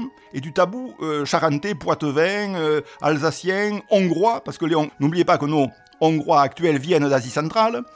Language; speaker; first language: French; native; French